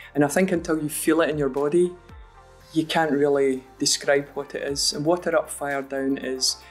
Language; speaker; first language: English; native; English